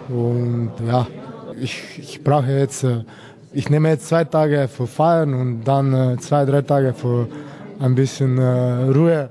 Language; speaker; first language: German; non-native, learner; Slovenian